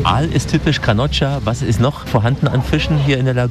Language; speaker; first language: German; native; German